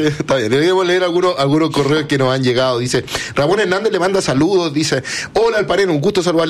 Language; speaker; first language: Spanish; native; Spanish